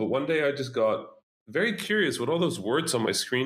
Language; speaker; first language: English; non-native, fluent; Dutch